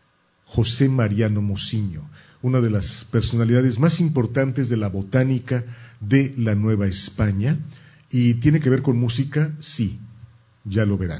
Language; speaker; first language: Spanish; native; Spanish